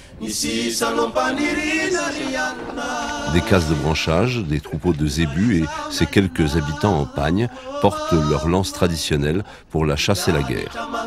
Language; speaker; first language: French; native; French